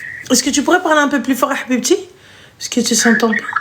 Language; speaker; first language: French; early bilingual, other home language; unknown